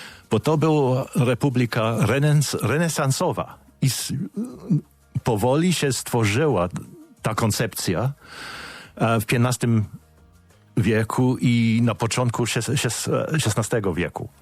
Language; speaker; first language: Polish; non-native, fluent; English